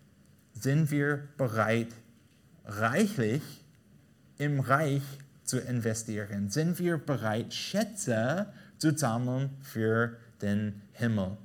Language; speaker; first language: German; non-native, fluent; English